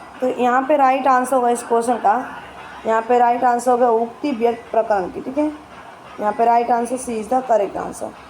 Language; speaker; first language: Hindi; native; Hindi